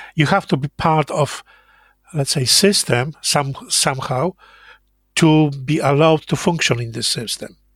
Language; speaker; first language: English; non-native, fluent; Polish